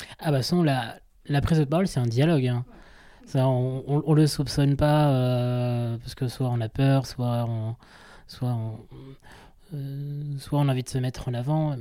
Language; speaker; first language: French; native; French